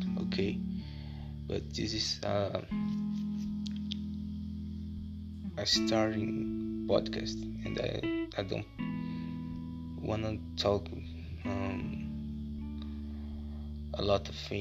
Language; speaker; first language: English; non-native, learner; Portuguese